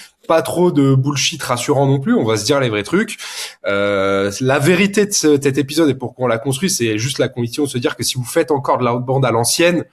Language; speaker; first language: French; native; French